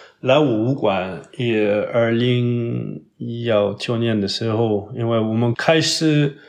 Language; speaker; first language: Chinese; non-native, fluent; French